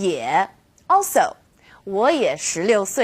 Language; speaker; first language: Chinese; non-native, fluent; English